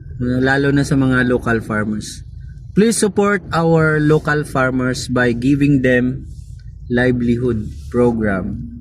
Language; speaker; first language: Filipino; non-native, local second language; Cebuano